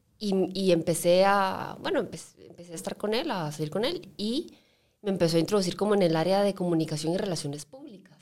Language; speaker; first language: Spanish; native; Spanish